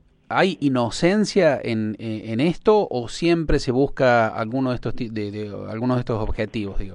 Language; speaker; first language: Spanish; native; Spanish